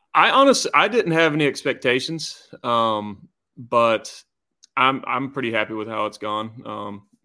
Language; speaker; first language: English; native; English